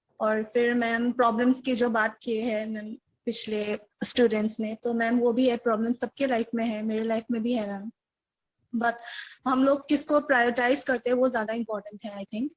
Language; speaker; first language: Hindi; non-native, local second language; Assamese